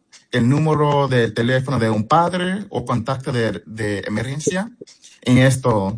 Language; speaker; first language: Spanish; early bilingual, heritage; English